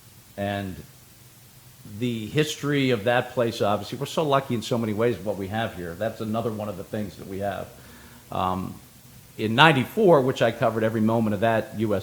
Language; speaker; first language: English; native; English